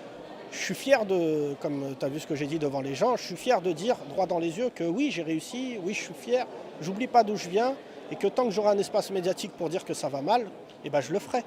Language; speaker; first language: French; native; French